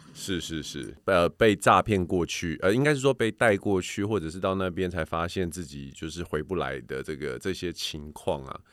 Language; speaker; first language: Chinese; native; Chinese